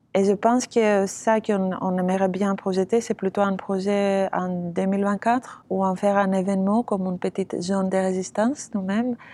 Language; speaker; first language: French; non-native, fluent; Greek